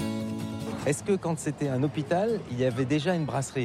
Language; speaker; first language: French; native; French